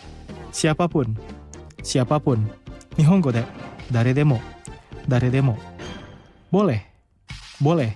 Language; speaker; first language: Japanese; non-native, fluent; Indonesian